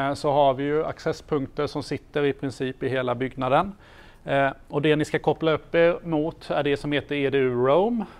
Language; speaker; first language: Swedish; native; Swedish